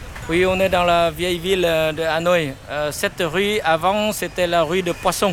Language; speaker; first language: French; non-native, fluent; Vietnamese